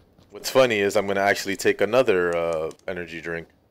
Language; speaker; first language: English; native; English